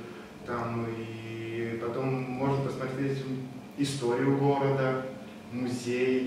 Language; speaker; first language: Russian; non-native, local second language; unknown